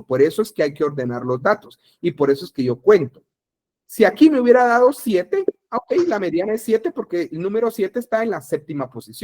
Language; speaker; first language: Spanish; native; Spanish